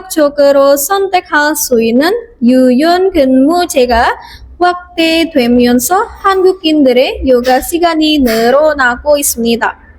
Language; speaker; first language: Korean; non-native, fluent; Indonesian